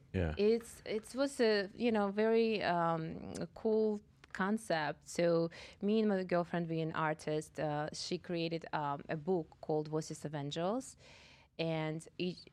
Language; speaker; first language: English; non-native, fluent; Russian